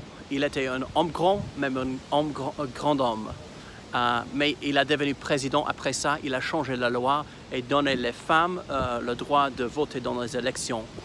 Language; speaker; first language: French; non-native, fluent; English